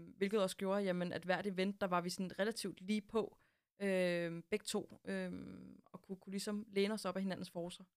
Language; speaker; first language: Danish; native; Danish